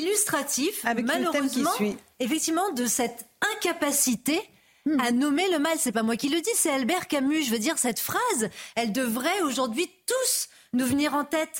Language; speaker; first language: French; native; French